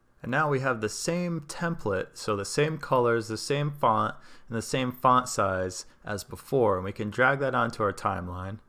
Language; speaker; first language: English; native; English